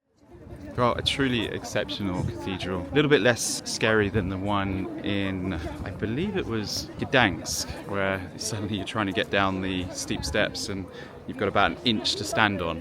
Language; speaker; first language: English; native; English